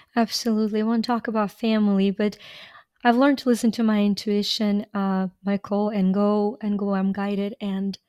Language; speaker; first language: English; non-native, fluent; Ukrainian